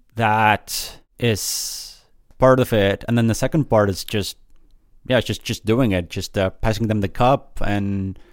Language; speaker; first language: English; early bilingual, other home language; Spanish